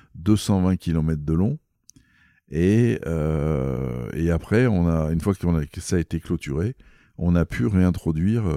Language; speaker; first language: French; native; French